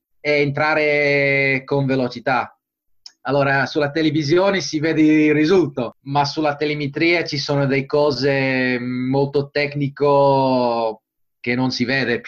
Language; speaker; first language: Italian; non-native, fluent; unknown